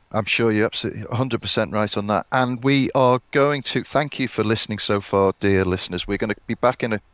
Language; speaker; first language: English; native; English